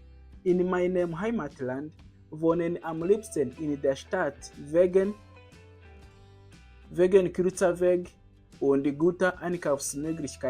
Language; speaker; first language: German; non-native, learner; Kinyarwanda